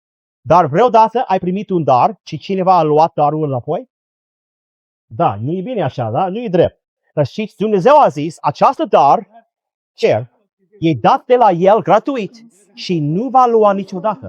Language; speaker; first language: Romanian; non-native, learner; English